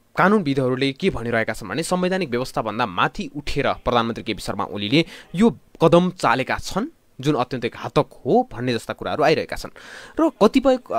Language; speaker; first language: Nepali; native; Nepali